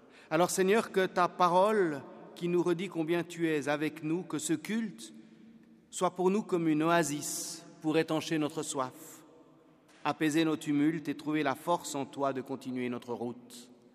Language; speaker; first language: French; native; French